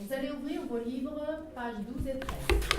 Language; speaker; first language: French; non-native, local second language; Arabic